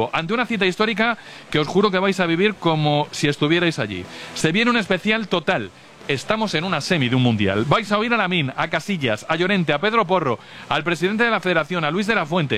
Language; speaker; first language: Spanish; native; Spanish